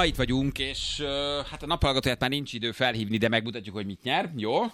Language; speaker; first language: Hungarian; native; Hungarian